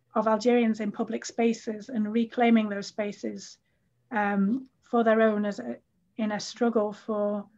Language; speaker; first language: English; native; English